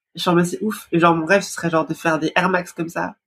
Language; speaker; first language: French; native; French